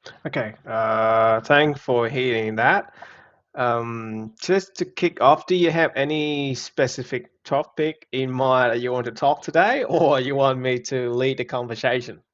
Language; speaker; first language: English; non-native, fluent; Vietnamese